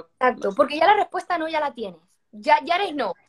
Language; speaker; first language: Spanish; native; Spanish